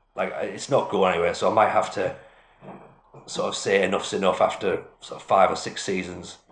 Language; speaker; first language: English; native; English